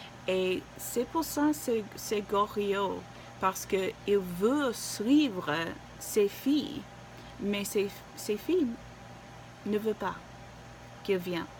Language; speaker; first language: French; non-native, learner; English